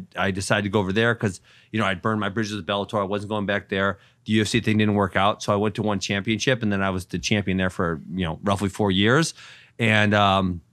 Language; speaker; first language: English; native; English